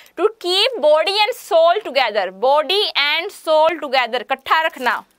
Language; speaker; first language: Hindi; non-native, local second language; Punjabi